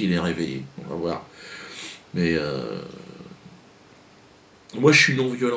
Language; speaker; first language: French; native; French